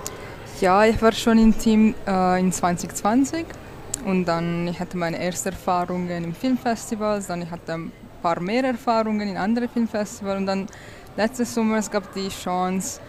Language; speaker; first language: German; non-native, local second language; Italian